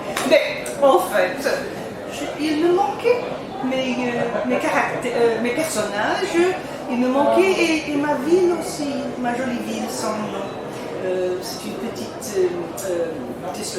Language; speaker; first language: French; non-native, learner; English